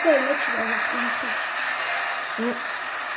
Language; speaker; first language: French; native; French